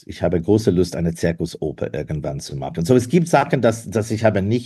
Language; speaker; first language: German; non-native, fluent; English